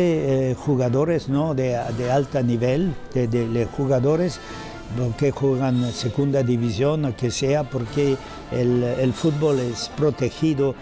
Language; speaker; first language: Spanish; non-native, fluent; German